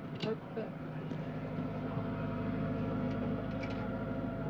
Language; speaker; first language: French; native; French